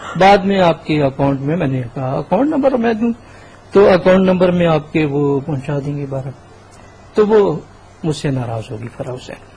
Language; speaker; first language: Urdu; non-native, local second language; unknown